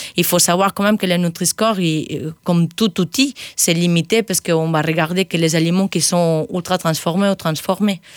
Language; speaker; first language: French; non-native, fluent; Spanish